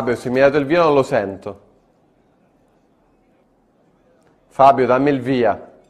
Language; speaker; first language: Italian; native; Italian